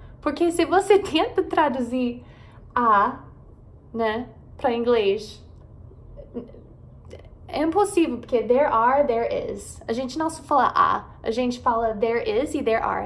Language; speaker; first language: Portuguese; non-native, fluent; English